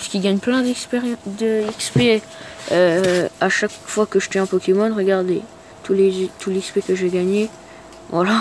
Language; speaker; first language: French; native; French